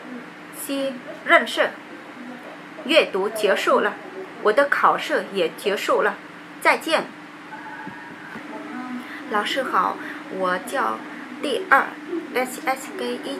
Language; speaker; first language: Chinese; non-native, learner; Vietnamese